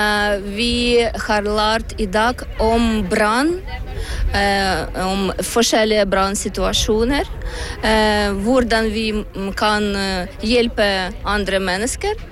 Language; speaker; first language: Norwegian; non-native, learner; Ukrainian